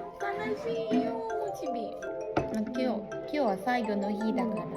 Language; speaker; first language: Japanese; non-native, learner; Filipino